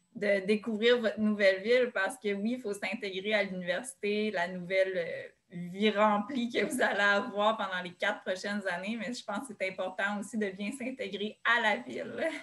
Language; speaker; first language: French; native; French